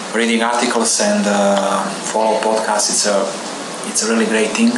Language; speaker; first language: English; non-native, learner; Serbian